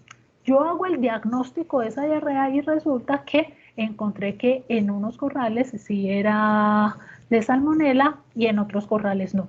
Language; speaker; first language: Spanish; native; Spanish